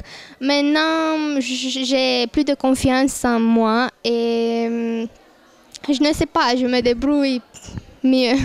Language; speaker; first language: French; non-native, fluent; Romanian